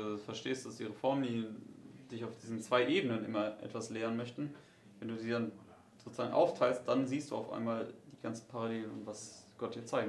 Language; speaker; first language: German; native; German